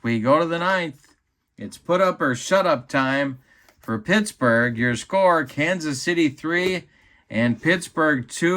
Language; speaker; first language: English; native; English